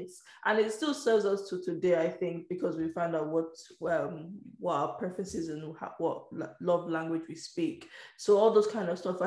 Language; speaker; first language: English; native; English